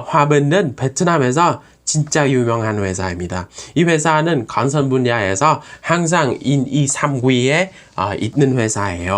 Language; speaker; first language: Korean; non-native, fluent; Vietnamese